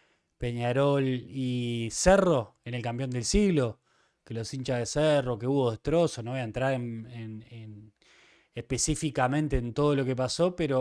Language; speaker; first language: Spanish; native; Spanish